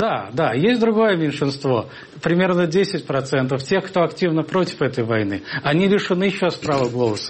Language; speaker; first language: Russian; native; Russian